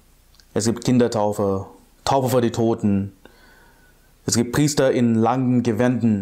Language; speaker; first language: German; non-native, fluent; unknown